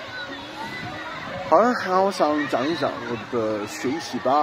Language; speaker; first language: Chinese; non-native, fluent; English